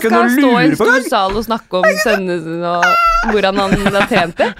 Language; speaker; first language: Norwegian; native; Norwegian